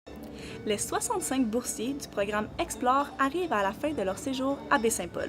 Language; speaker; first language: French; native; French